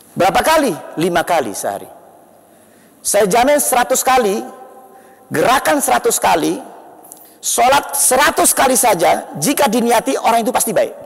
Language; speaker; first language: Indonesian; native; Indonesian